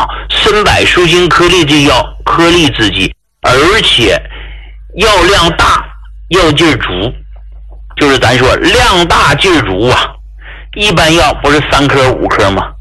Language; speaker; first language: Chinese; native; Chinese